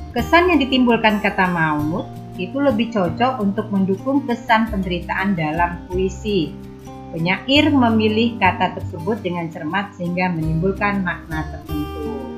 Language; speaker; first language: Indonesian; native; Indonesian